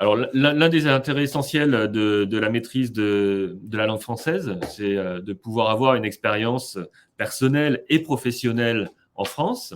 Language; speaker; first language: French; native; French